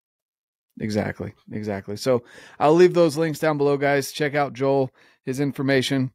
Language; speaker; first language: English; native; English